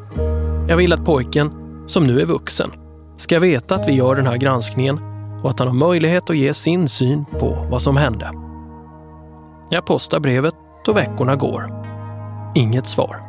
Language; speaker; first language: Swedish; native; Swedish